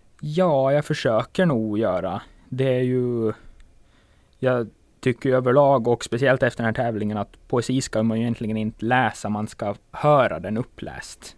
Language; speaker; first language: Swedish; native; Swedish